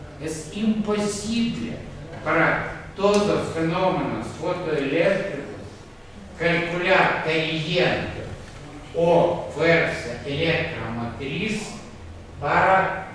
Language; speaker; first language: Spanish; non-native, fluent; Russian